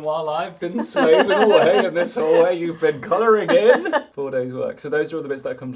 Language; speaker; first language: English; native; English